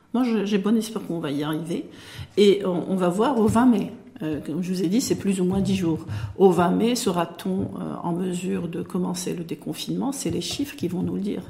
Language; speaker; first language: French; non-native, local second language; Arabic